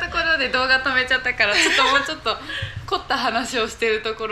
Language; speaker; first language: Japanese; native; Japanese